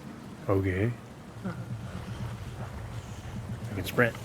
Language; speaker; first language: English; native; English